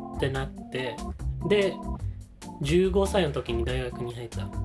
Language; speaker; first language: Japanese; non-native, fluent; Filipino